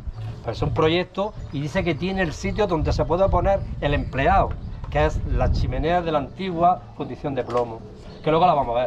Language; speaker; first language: Spanish; native; Spanish